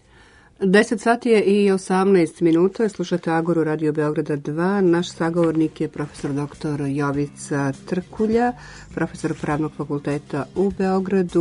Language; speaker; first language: Serbian; native; Serbian